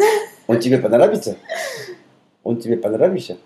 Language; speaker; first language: Russian; non-native, learner; Korean